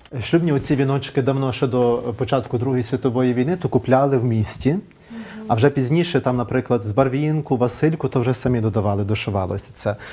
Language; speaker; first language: Ukrainian; native; Ukrainian